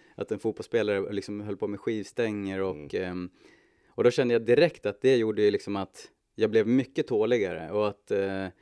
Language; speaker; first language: Swedish; native; Swedish